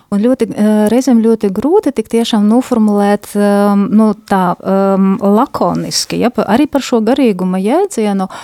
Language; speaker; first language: Latvian; non-native, local second language; Russian